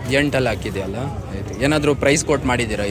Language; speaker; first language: Kannada; non-native, local second language; Urdu